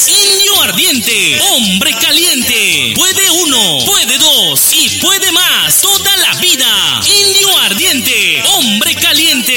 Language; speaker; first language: Spanish; native; Spanish